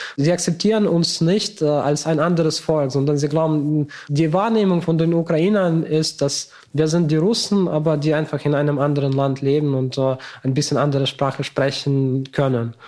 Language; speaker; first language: German; non-native, fluent; Ukrainian